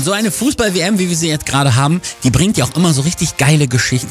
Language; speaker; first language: German; native; German